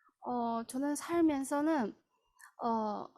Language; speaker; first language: Korean; non-native, fluent; Chinese